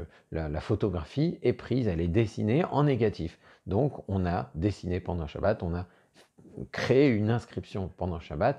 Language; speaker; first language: French; native; French